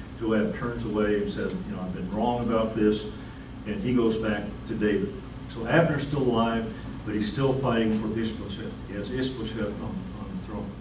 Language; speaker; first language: English; native; English